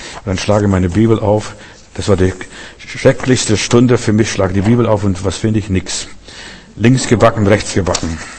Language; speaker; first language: German; early bilingual, heritage; German